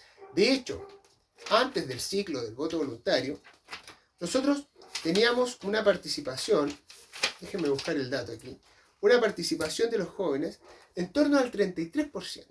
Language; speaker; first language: Spanish; native; Spanish